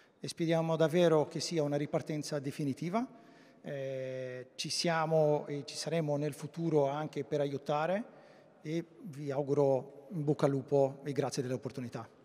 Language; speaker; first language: Italian; non-native, fluent; Portuguese